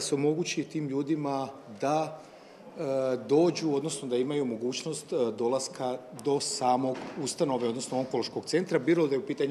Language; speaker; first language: Croatian; native; Croatian